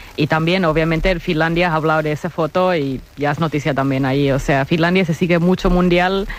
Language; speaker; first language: Spanish; non-native, fluent; Finnish